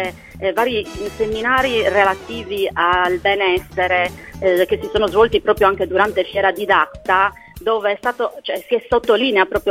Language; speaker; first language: Italian; native; Italian